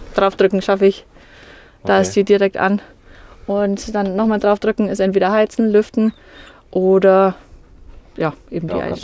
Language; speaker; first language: German; native; German